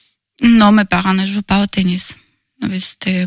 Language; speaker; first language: French; non-native, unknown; Russian